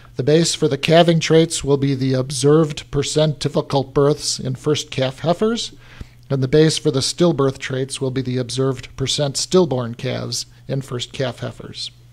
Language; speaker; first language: English; native; English